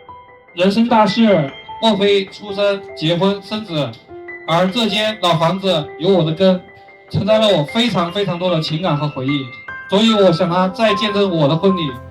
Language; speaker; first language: Chinese; native; Chinese